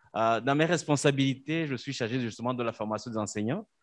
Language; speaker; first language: French; non-native, local second language; Kinyarwanda